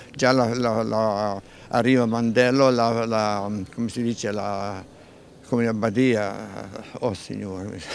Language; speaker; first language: Italian; native; Italian